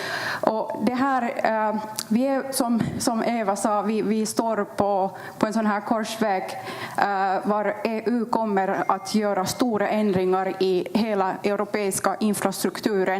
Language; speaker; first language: Swedish; non-native, fluent; Kurdish